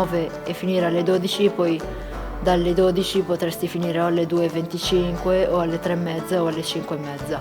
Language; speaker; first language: Italian; non-native, local second language; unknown